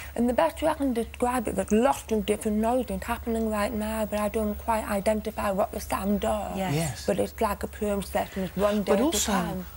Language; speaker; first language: English; native; English